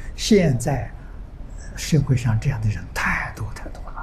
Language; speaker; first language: Chinese; native; Chinese